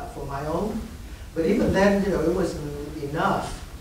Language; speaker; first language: English; early bilingual, other home language; Vietnamese